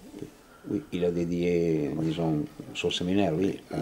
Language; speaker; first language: French; non-native, fluent; Italian